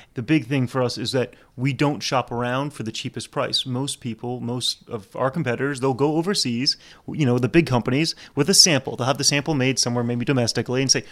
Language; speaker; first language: English; native; English